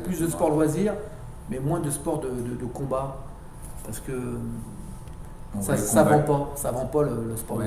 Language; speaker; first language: French; native; French